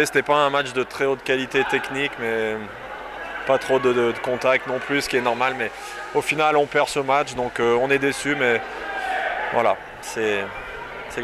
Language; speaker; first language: French; native; French